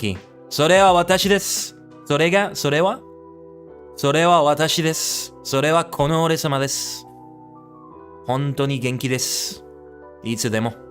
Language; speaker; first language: Japanese; non-native, learner; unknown